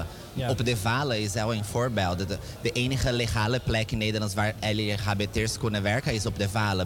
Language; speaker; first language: Dutch; non-native, learner; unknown